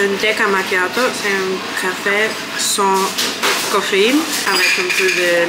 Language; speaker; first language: French; non-native, learner; Italian